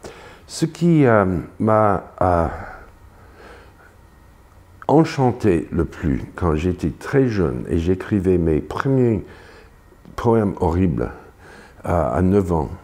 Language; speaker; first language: French; non-native, fluent; English